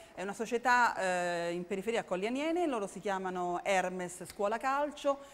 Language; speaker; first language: Italian; native; Italian